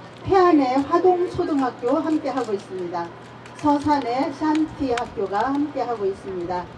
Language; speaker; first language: Korean; native; Korean